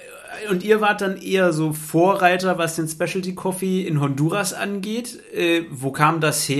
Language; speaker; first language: German; native; German